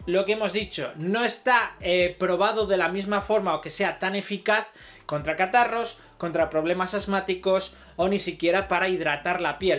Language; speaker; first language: Spanish; native; Spanish